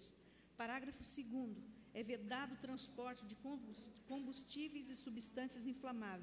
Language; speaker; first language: Portuguese; native; Portuguese